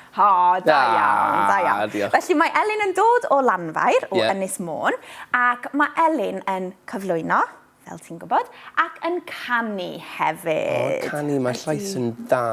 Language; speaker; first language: Welsh; native; Welsh